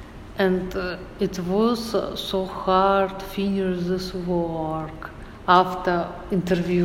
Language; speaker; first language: English; non-native, learner; Russian